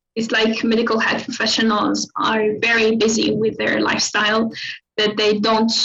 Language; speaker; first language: English; non-native, fluent; Arabic